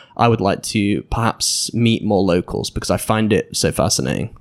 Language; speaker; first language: English; native; English